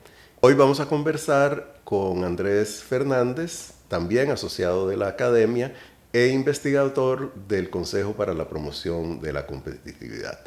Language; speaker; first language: Spanish; native; Spanish